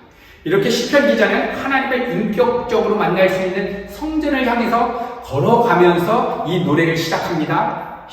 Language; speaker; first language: Korean; native; Korean